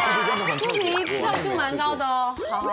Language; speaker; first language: Chinese; native; Chinese